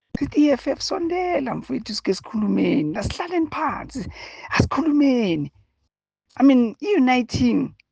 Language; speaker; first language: Zulu; native; Zulu